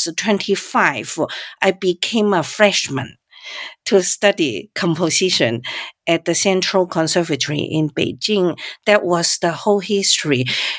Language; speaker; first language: English; non-native, fluent; Cantonese